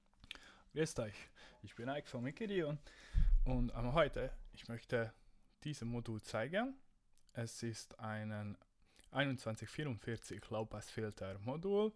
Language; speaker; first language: German; non-native, learner; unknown